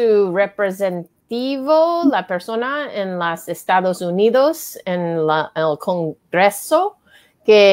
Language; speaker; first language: Spanish; non-native, learner; English